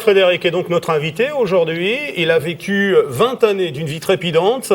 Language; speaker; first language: French; native; French